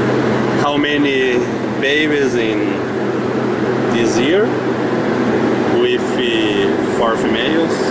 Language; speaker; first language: English; non-native, learner; Ukrainian